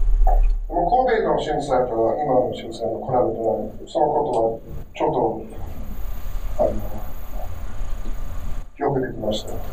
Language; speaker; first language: Japanese; non-native, learner; English